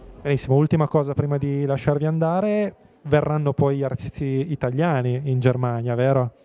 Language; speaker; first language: Italian; native; Italian